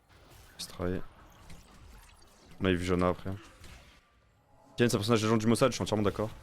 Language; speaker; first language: French; native; French